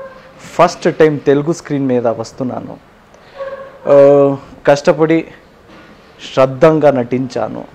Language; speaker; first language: Telugu; non-native, learner; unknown